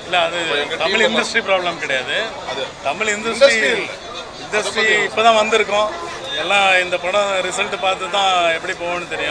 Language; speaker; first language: Tamil; non-native, fluent; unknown